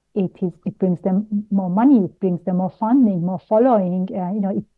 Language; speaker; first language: English; non-native, fluent; German